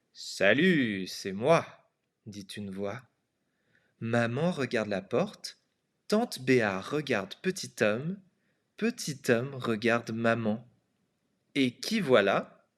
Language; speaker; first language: French; non-native, fluent; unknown